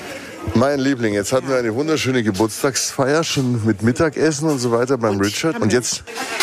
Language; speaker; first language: German; native; German